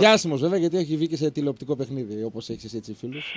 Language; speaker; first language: Greek; native; Greek